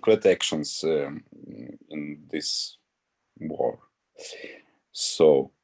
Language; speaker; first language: English; non-native, learner; Ukrainian